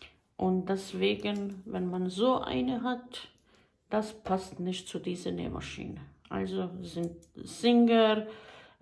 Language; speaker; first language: German; non-native, fluent; Bosnian